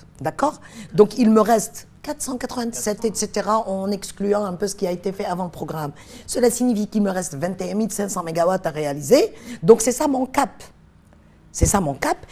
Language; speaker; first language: French; non-native, local second language; Arabic